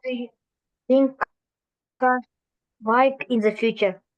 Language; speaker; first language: English; non-native, learner; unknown